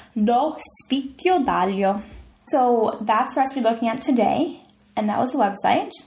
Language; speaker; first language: English; native; English